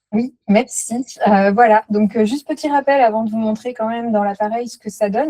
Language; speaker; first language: French; native; French